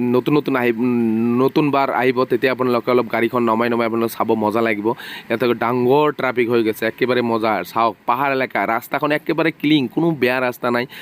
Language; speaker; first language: Assamese; non-native, local second language; Bangla